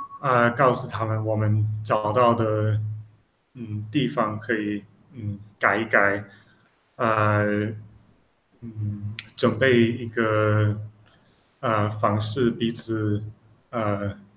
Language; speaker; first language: Chinese; non-native, learner; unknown